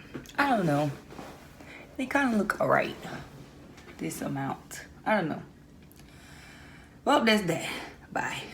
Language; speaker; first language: English; native; English